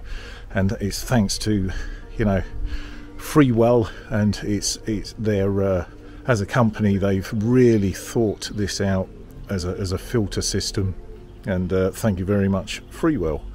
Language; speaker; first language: English; native; English